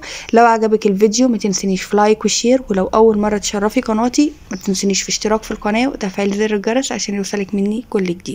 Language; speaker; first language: Arabic; native; Arabic